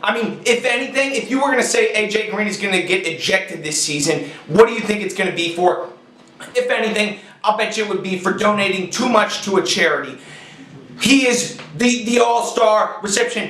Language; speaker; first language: English; native; English